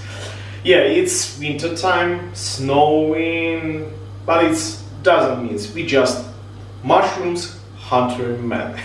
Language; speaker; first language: English; non-native, learner; Ukrainian